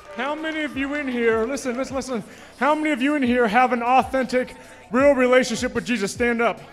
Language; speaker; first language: English; native; English